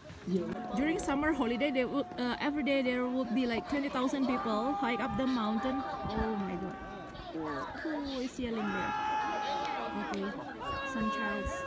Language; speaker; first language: English; non-native, fluent; Indonesian